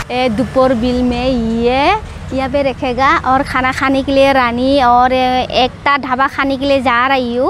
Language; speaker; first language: Hindi; non-native, local second language; Assamese